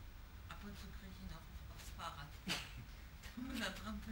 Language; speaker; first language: German; native; German